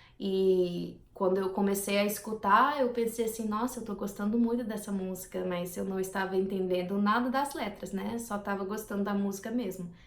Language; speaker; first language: Portuguese; non-native, fluent; English